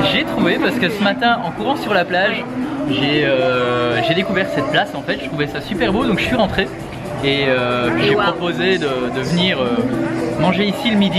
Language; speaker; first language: French; native; French